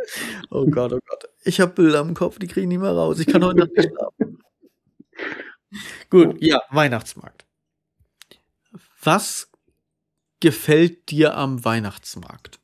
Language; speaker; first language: German; native; German